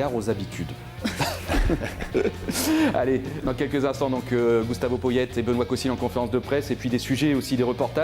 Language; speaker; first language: French; native; French